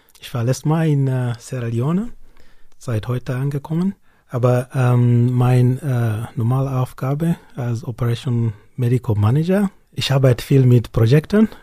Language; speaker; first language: German; non-native, learner; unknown